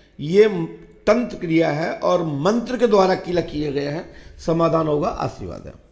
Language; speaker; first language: Hindi; native; Hindi